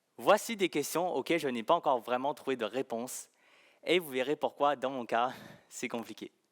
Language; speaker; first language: French; early bilingual, other home language; Chinese